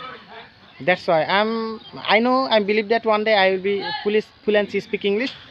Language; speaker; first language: English; non-native, learner; Bangla